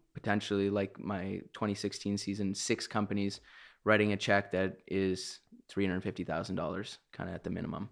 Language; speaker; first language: English; native; English